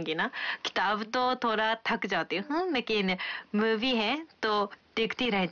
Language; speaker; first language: Hindi; non-native, fluent; Japanese